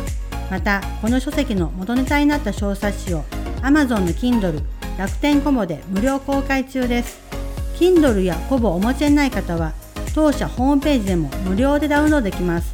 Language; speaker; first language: Japanese; native; Japanese